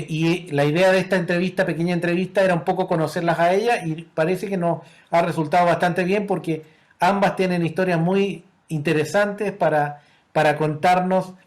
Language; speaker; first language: Spanish; native; Spanish